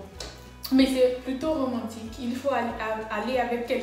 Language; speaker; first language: French; non-native, learner; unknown